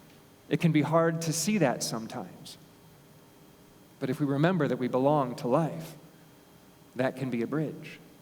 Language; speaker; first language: English; native; English